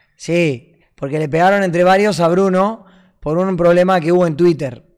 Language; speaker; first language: Spanish; native; Spanish